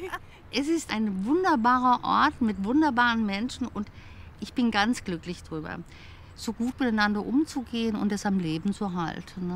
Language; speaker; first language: German; native; German